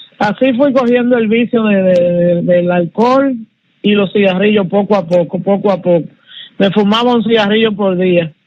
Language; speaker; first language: Spanish; native; Spanish